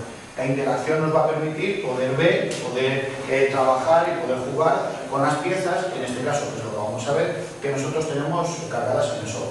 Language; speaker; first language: Spanish; native; Spanish